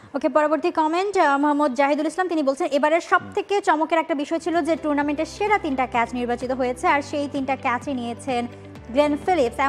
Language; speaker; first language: Bangla; native; Bangla